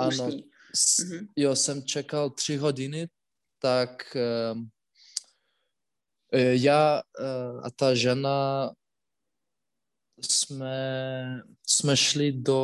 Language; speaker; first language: Czech; non-native, learner; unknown